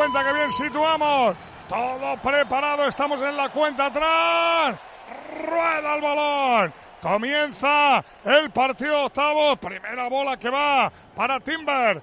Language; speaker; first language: Spanish; native; Spanish